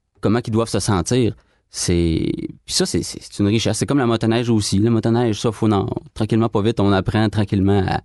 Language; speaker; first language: French; native; French